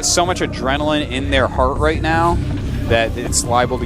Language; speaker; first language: English; native; English